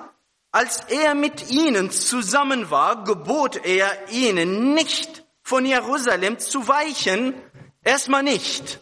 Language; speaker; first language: German; non-native, fluent; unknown